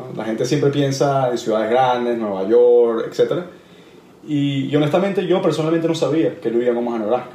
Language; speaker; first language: Spanish; native; Spanish